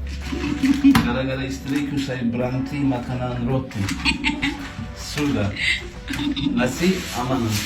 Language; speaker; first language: Indonesian; non-native, learner; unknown